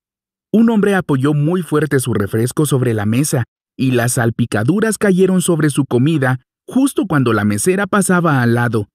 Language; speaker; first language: Spanish; native; Spanish